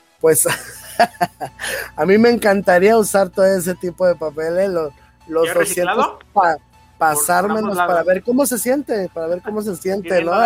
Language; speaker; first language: Spanish; native; Spanish